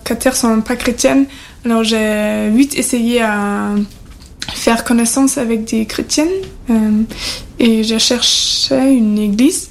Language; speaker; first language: French; non-native, learner; German